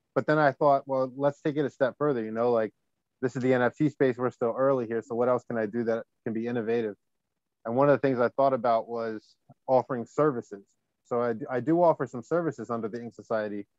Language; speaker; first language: English; native; English